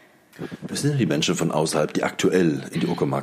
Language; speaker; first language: German; native; German